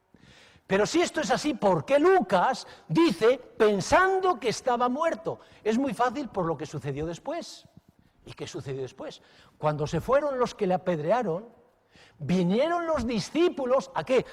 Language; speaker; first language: Spanish; native; Spanish